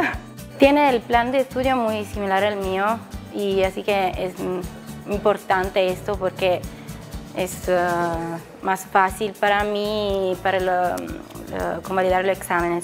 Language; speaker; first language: Spanish; non-native, learner; Italian